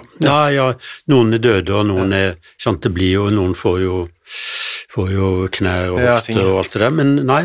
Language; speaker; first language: Norwegian; native; Norwegian